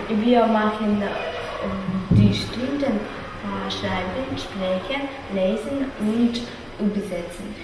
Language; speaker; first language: German; non-native, learner; Ukrainian